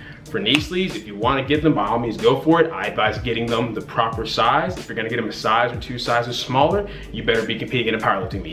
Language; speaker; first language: English; native; English